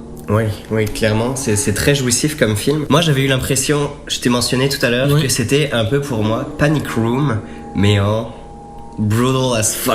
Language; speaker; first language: French; native; French